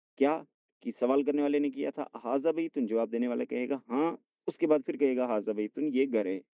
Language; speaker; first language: Urdu; non-native, local second language; Punjabi